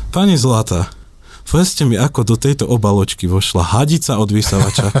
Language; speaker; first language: Slovak; native; Slovak